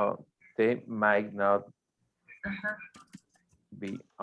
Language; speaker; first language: English; non-native, learner; Spanish